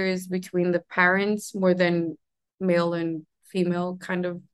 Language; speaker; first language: English; non-native, fluent; Hebrew